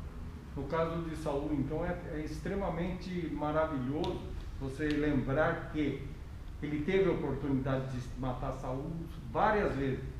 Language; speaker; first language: Portuguese; native; Portuguese